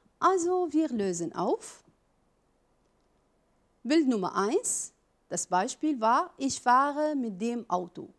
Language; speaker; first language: German; non-native, fluent; Arabic